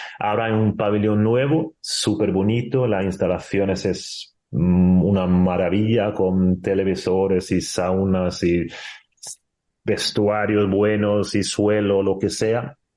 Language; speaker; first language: Spanish; non-native, fluent; Swedish